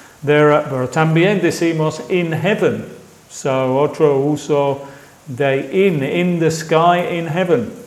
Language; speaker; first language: Spanish; non-native, fluent; English